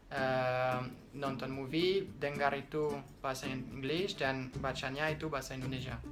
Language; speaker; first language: Indonesian; non-native, fluent; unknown